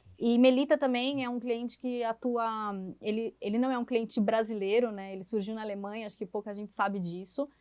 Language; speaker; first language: Portuguese; native; Portuguese